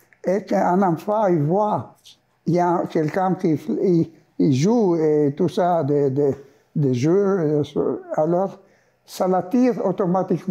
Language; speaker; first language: French; non-native, fluent; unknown